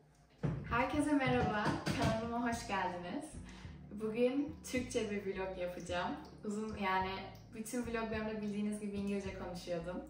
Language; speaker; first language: Turkish; early bilingual, heritage; Turkish